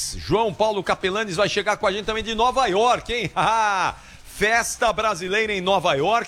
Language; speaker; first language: Portuguese; native; Portuguese